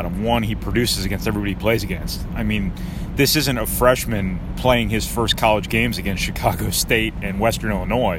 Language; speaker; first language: English; native; English